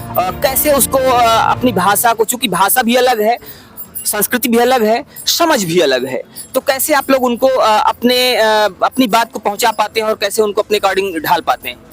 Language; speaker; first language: Hindi; native; Hindi